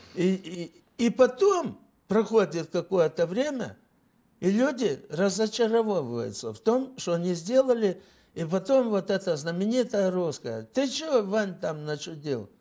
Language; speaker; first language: Russian; native; Russian